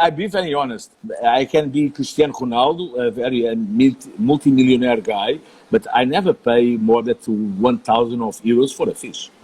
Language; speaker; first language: English; non-native, learner; Portuguese